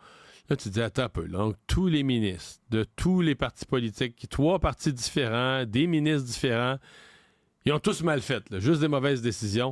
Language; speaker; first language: French; native; French